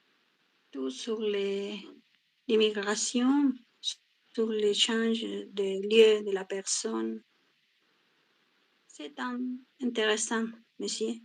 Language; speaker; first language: French; non-native, learner; Spanish